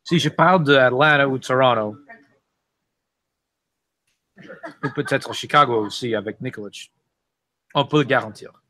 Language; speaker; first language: French; non-native, fluent; English